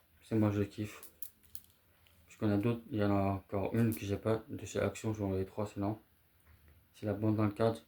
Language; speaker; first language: French; native; French